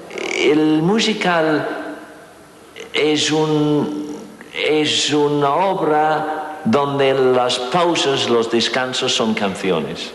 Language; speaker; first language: Spanish; native; Spanish